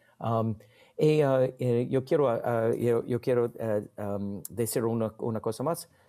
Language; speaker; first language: Spanish; non-native, learner; English